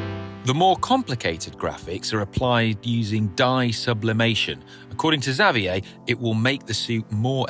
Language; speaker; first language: English; native; English